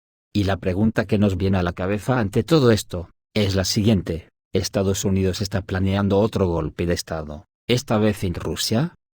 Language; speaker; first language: Spanish; native; Spanish